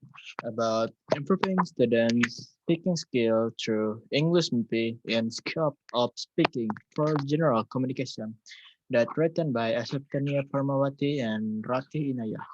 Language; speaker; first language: English; non-native, learner; Indonesian